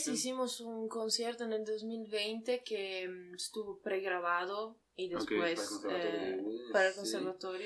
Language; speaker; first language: Spanish; non-native, fluent; Italian